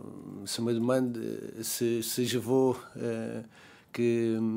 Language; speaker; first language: French; non-native, learner; Portuguese